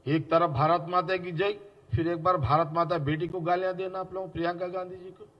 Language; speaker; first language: Hindi; non-native, local second language; Telugu